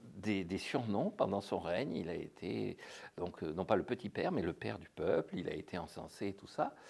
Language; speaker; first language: French; native; French